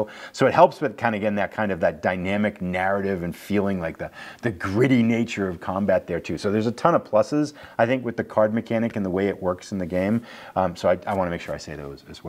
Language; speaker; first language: English; native; English